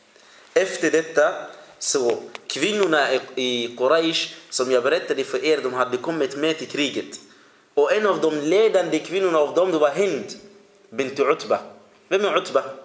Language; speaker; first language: Swedish; early bilingual, other home language; Arabic